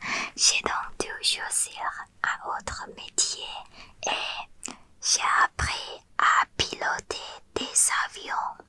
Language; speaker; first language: French; non-native, learner; Thai